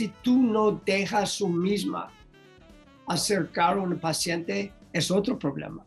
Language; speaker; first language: Spanish; non-native, learner; English